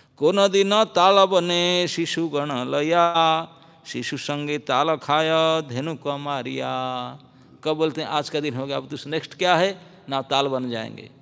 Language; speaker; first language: Hindi; non-native, local second language; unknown